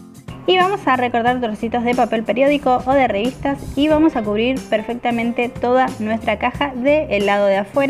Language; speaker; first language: Spanish; native; Spanish